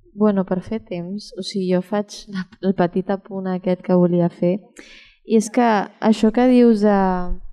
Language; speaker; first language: Catalan; early bilingual, other home language; Chinese